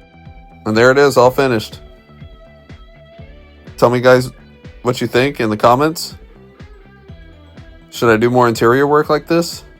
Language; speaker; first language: English; native; English